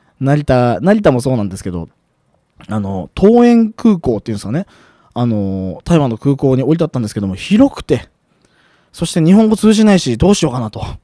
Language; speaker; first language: Japanese; native; Japanese